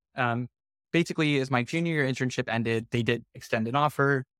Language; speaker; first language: English; native; English